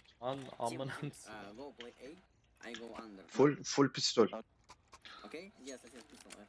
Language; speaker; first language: English; non-native, learner; Turkish